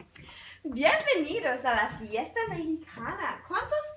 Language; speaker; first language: Spanish; non-native, learner; English